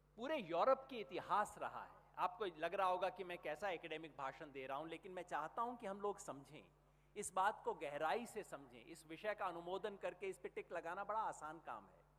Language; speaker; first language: Hindi; native; Hindi